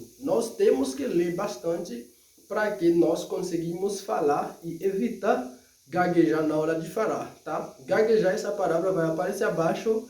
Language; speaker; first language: Portuguese; non-native, fluent; Haitian Creole